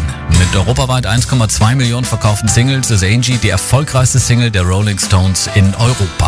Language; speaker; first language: German; native; German